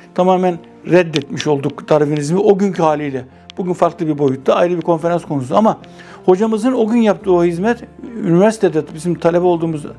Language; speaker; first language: Turkish; native; Turkish